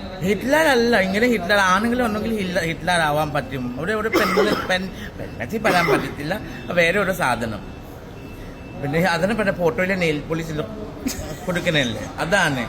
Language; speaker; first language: Malayalam; non-native, fluent; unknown